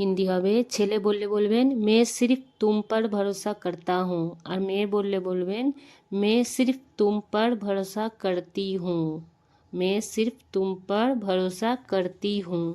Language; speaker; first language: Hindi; non-native, fluent; Bangla